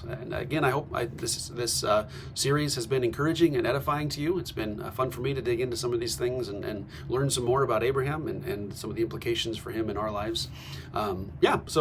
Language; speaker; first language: English; native; English